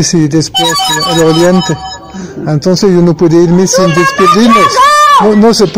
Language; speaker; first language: Spanish; non-native, learner; French